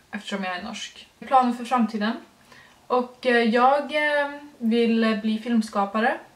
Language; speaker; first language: Swedish; early bilingual, other home language; Norwegian